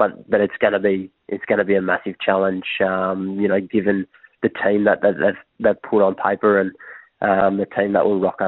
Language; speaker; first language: English; native; English